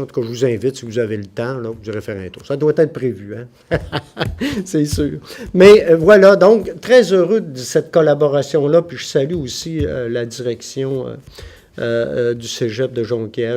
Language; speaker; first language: French; native; French